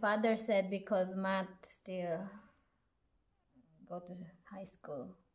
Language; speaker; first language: English; non-native, local second language; Cebuano